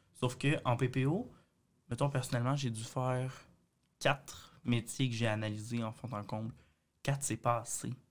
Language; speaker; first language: French; native; French